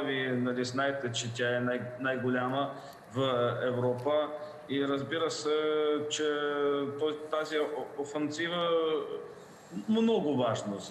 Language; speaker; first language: Bulgarian; non-native, fluent; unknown